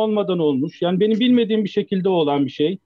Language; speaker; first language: Turkish; native; Turkish